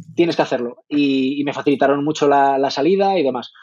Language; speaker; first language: Spanish; native; Spanish